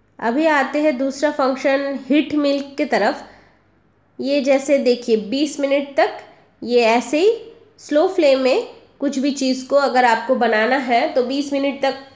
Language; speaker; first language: Hindi; non-native, local second language; Bangla